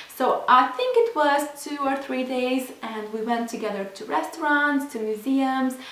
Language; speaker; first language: English; non-native, fluent; Hungarian